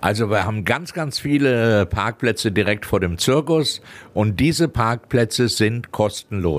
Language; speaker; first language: German; native; German